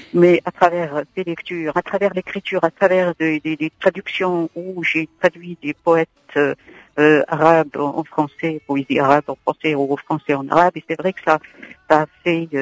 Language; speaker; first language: French; non-native, local second language; Arabic